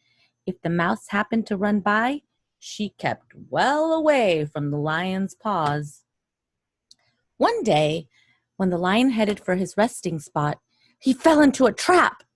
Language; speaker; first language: English; native; English